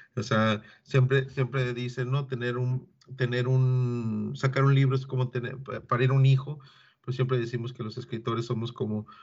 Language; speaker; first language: Spanish; native; Spanish